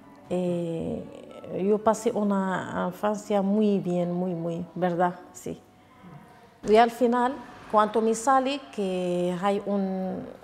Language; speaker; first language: Spanish; non-native, learner; Arabic